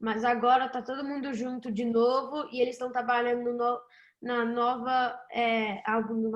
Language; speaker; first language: Portuguese; early bilingual, heritage; Portuguese